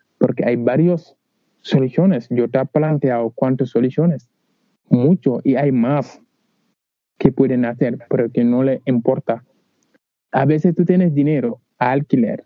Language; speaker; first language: Spanish; non-native, learner; Wolof